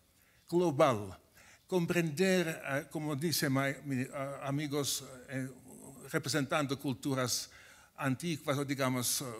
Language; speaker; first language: Spanish; non-native, fluent; Finnish